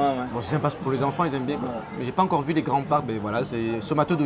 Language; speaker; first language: French; native; French